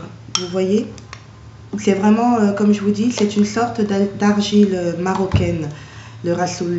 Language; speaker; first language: French; native; French